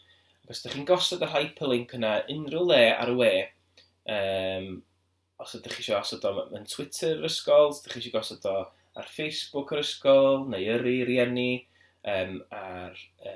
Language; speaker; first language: Welsh; native; Welsh